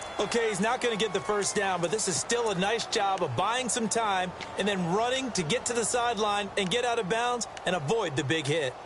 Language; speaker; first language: English; native; English